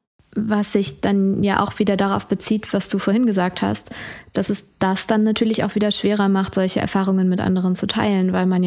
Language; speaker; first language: German; native; German